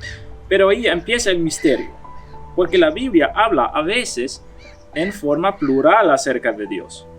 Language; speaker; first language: Spanish; non-native, fluent; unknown